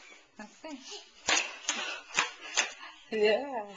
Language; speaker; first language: English; native; English